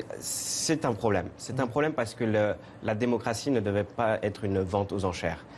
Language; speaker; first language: French; native; French